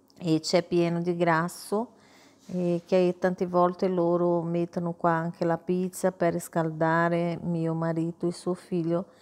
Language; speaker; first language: Italian; non-native, fluent; Portuguese